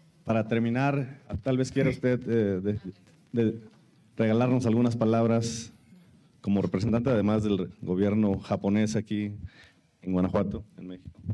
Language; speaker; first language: Spanish; native; Spanish